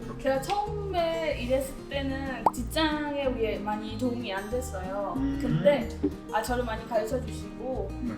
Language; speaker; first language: Korean; non-native, fluent; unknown